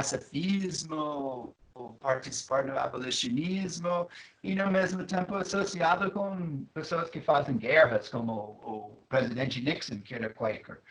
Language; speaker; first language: Portuguese; non-native, fluent; English